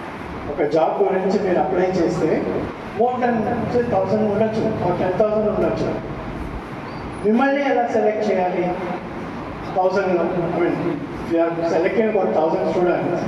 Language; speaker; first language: Telugu; non-native, fluent; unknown